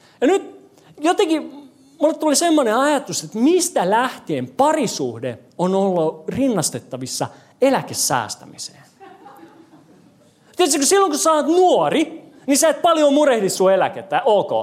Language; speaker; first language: Finnish; non-native, fluent; English